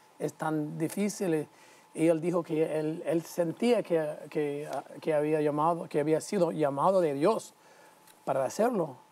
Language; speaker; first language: Spanish; non-native, fluent; English